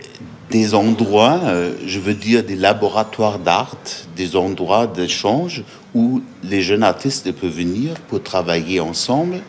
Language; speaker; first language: French; non-native, fluent; German